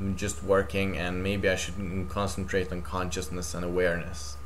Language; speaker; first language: English; non-native, fluent; Hungarian